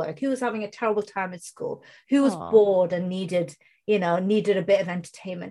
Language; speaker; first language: English; non-native, local second language; Bangla